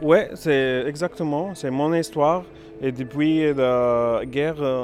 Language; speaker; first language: French; non-native, learner; Arabic